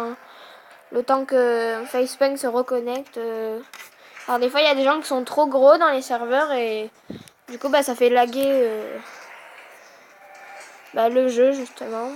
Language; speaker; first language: French; native; French